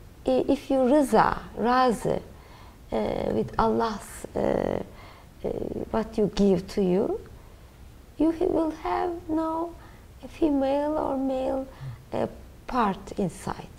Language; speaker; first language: English; non-native, learner; Turkish